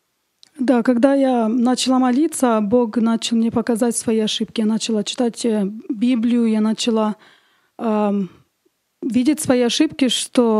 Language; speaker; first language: Russian; early bilingual, heritage; Russian